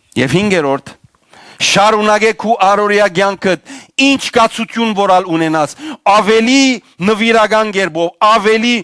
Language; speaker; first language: Armenian; native; Armenian